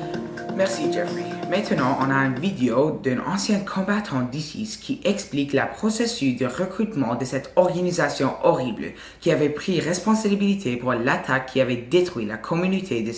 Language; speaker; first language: French; non-native, local second language; English